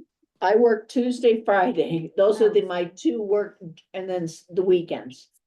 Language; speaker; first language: English; native; English